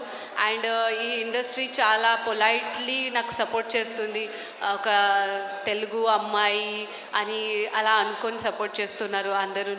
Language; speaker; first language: Telugu; non-native, local second language; Marathi